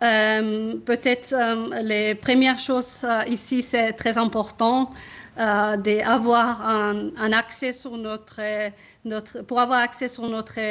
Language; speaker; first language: French; non-native, fluent; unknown